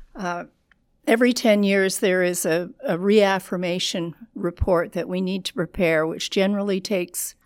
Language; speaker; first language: English; native; English